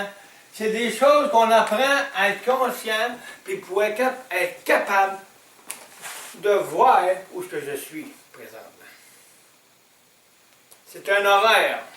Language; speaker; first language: French; native; French